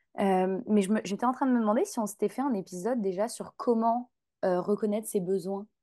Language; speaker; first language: French; native; French